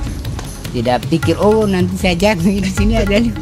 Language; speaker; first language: Indonesian; non-native, local second language; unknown